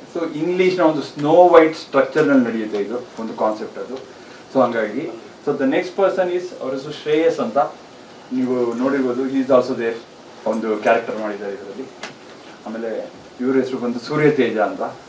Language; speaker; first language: Kannada; native; Kannada